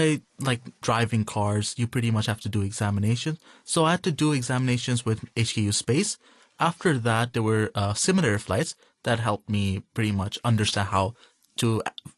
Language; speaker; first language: English; non-native, local second language; Urdu